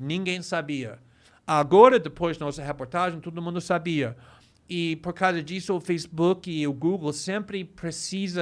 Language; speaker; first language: Portuguese; non-native, fluent; English